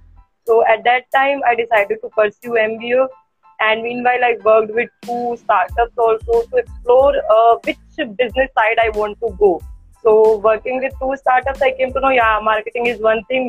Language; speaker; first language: English; non-native, local second language; Hindi